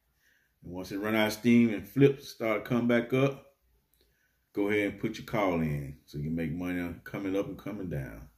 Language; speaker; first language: English; native; English